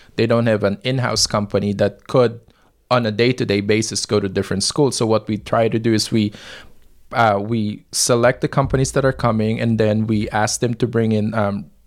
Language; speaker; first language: English; non-native, local second language; Filipino